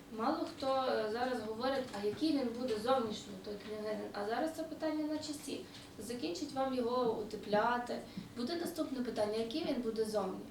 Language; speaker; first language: Ukrainian; native; Ukrainian